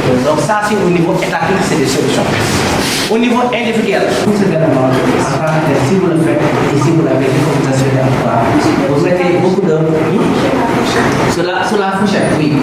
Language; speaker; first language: French; non-native, local second language; Wolof